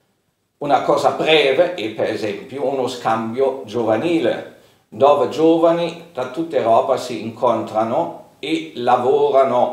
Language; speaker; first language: Italian; non-native, fluent; German